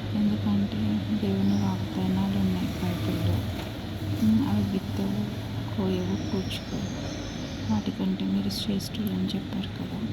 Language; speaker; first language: Telugu; non-native, local second language; Tamil